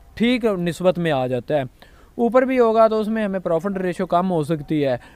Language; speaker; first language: Urdu; non-native, local second language; Punjabi